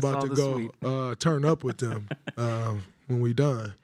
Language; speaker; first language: English; native; English